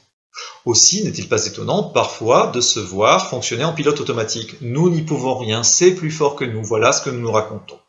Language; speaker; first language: French; native; French